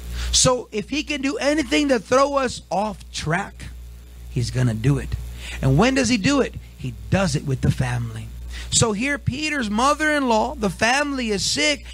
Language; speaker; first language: English; native; English